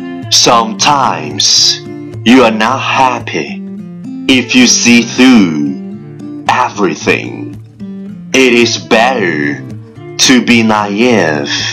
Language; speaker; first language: English; non-native, fluent; Chinese